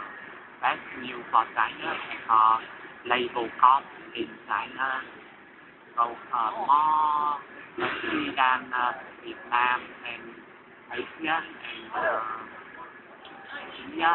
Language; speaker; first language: English; non-native, learner; Vietnamese